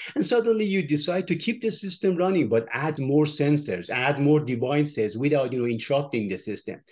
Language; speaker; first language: English; non-native, fluent; Persian